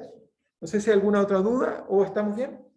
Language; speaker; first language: Spanish; native; Spanish